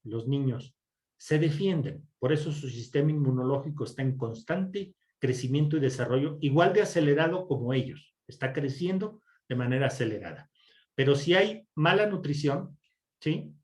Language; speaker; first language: Spanish; native; Spanish